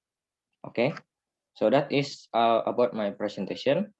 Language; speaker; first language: English; non-native, learner; Indonesian